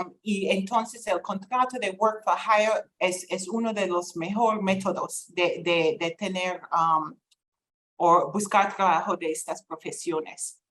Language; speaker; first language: Spanish; non-native, fluent; English